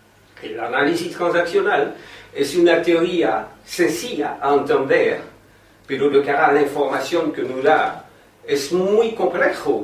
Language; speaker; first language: Spanish; non-native, fluent; French